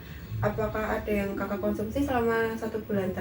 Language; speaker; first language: Indonesian; native; Indonesian